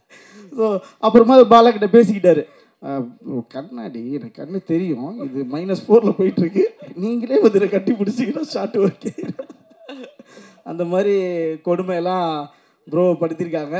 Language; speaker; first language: Tamil; native; Tamil